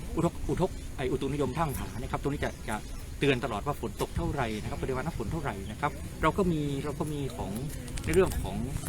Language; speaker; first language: Thai; native; Thai